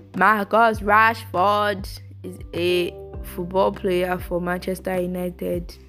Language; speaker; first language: English; non-native, local second language; Yoruba